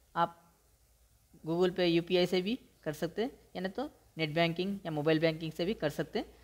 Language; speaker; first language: Hindi; non-native, local second language; Telugu